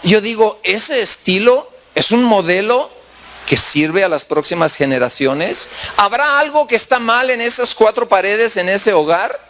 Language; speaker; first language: Spanish; native; Spanish